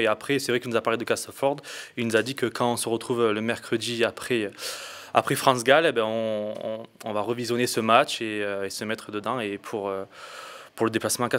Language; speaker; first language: French; native; French